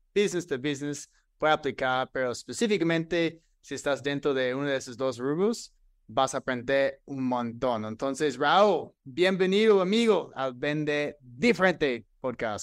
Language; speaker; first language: Spanish; non-native, fluent; English